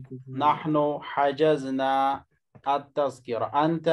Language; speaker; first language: Arabic; non-native, fluent; Urdu